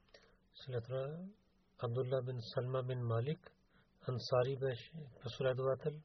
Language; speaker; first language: Bulgarian; non-native, learner; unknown